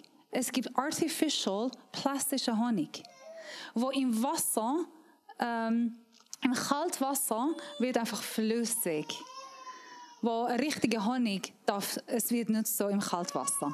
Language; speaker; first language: German; non-native, learner; Persian